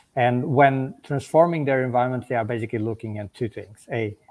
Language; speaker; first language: English; non-native, fluent; Portuguese